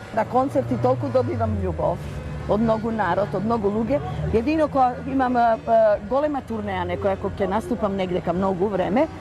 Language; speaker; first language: Macedonian; non-native, local second language; Romany